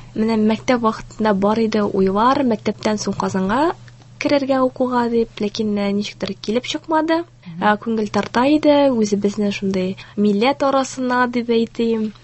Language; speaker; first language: Tatar; early bilingual, heritage; Tatar